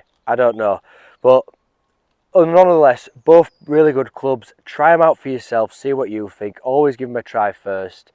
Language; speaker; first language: English; native; English